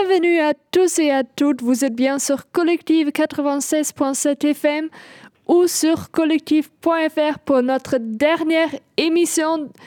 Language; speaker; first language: French; non-native, fluent; German